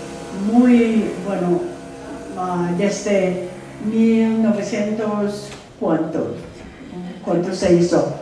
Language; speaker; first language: Spanish; non-native, fluent; English